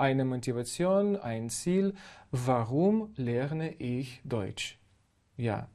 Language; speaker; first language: German; non-native, learner; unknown